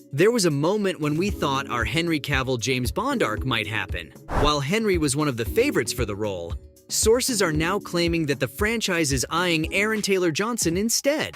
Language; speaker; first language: English; native; English